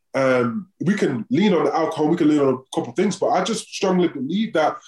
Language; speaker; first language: English; native; English